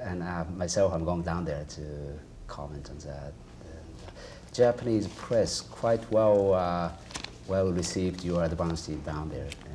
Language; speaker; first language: English; non-native, fluent; Japanese